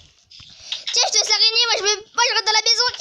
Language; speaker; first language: French; native; French